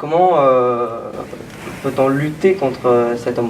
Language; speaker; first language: French; native; French